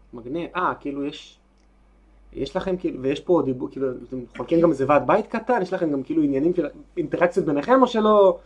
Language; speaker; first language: Hebrew; native; Hebrew